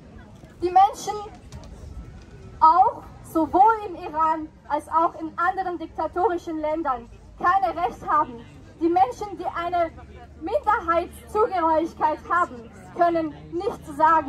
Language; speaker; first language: German; non-native, fluent; Persian